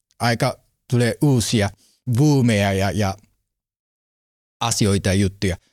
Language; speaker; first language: Finnish; non-native, learner; Japanese